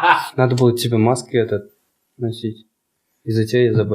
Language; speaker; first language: Russian; non-native, local second language; Kazakh